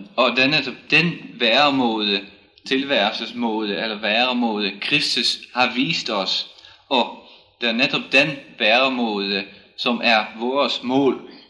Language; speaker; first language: Danish; non-native, fluent; Dutch